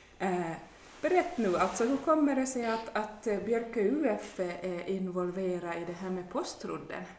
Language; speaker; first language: Swedish; native; Swedish